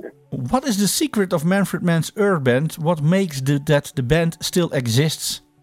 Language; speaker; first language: English; non-native, fluent; Dutch